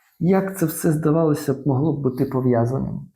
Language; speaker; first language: Ukrainian; native; Ukrainian